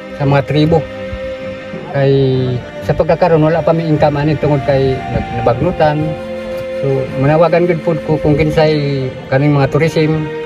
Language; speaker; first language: Cebuano; non-native, local second language; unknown